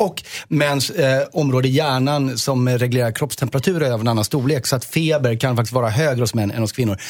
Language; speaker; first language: Swedish; native; Swedish